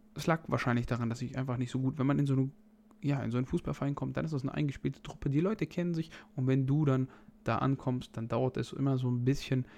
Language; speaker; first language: German; native; German